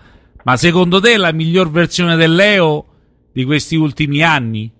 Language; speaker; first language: Italian; native; Italian